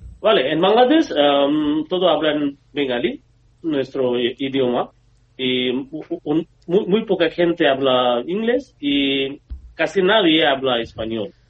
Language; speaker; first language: Spanish; non-native, learner; Bangla